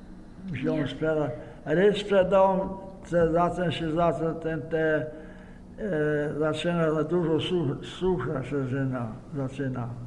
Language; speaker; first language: Polish; early bilingual, heritage; Polish